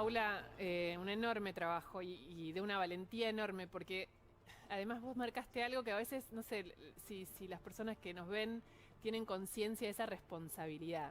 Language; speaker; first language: Spanish; native; Spanish